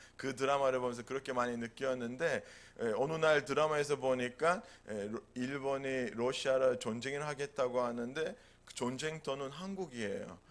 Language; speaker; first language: Korean; non-native, fluent; Turkish